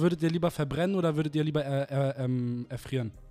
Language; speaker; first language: German; native; German